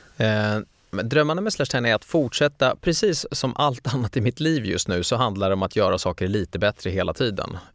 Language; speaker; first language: Swedish; native; Swedish